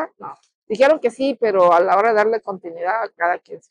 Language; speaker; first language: Spanish; native; Spanish